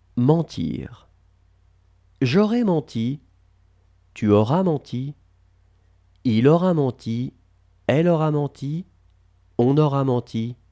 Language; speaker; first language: French; native; French